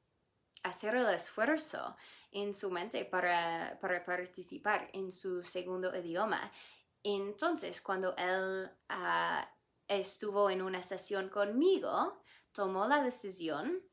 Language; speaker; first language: Spanish; non-native, fluent; English